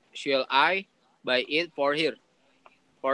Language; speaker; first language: English; non-native, learner; Indonesian